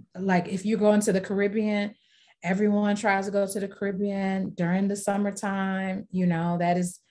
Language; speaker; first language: English; native; English